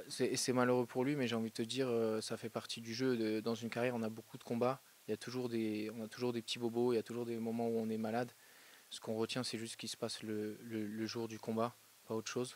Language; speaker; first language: French; native; French